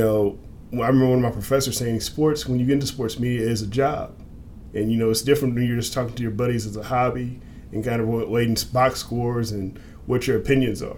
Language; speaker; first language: English; native; English